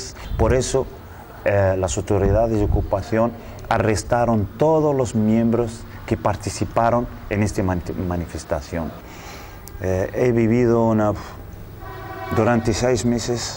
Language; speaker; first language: Spanish; non-native, learner; Arabic